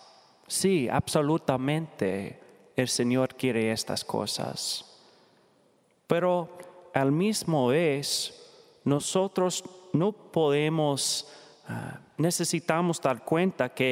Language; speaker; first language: Spanish; non-native, learner; English